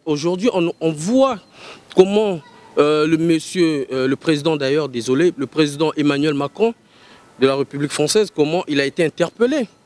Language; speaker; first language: French; non-native, local second language; Lingala